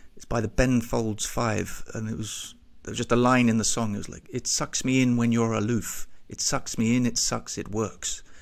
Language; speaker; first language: English; native; English